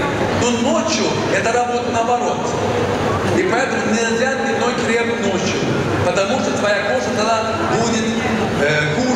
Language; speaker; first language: Russian; non-native, fluent; Swedish